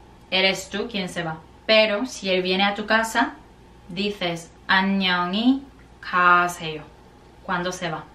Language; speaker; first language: Spanish; non-native, fluent; Korean